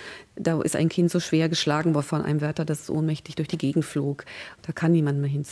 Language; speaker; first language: German; native; German